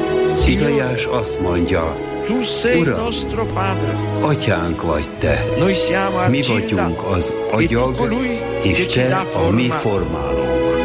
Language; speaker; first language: Hungarian; native; Hungarian